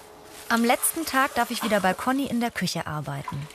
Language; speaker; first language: German; native; German